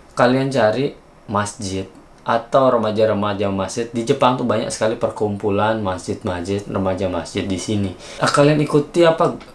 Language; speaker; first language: Indonesian; native; Indonesian